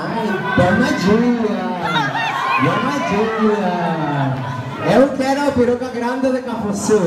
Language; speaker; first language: Portuguese; non-native, learner; Spanish